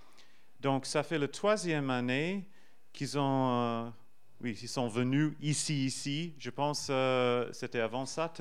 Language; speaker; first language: French; non-native, fluent; English